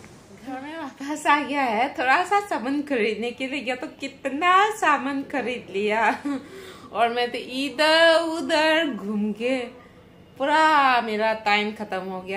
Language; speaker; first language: Hindi; non-native, local second language; Bangla